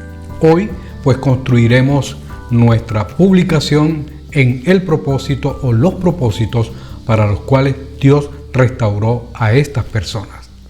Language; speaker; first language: Spanish; native; Spanish